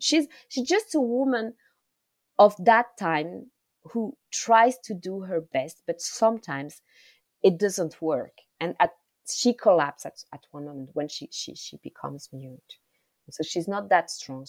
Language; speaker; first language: English; non-native, local second language; Kinyarwanda